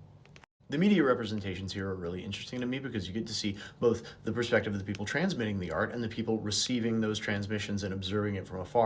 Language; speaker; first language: English; native; English